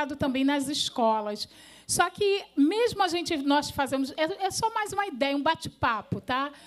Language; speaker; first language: Portuguese; native; Portuguese